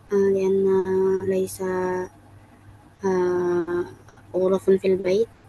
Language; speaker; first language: Arabic; non-native, learner; Indonesian